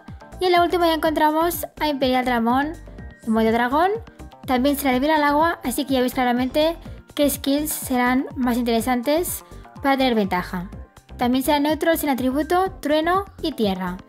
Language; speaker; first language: Spanish; native; Spanish